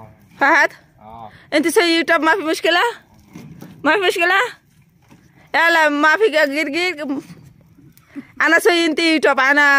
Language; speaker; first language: Arabic; non-native, learner; Bangla